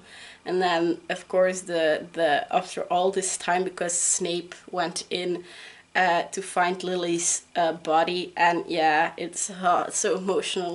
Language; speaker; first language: English; non-native, fluent; Dutch